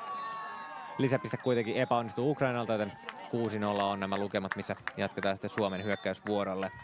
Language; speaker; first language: Finnish; native; Finnish